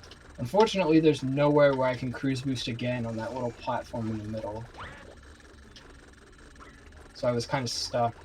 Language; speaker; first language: English; native; English